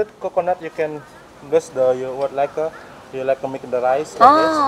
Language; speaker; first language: English; non-native, learner; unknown